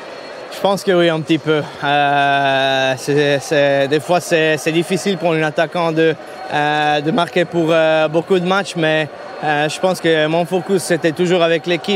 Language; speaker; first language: French; non-native, fluent; Italian